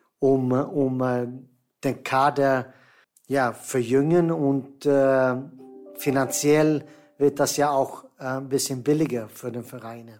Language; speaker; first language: German; non-native, fluent; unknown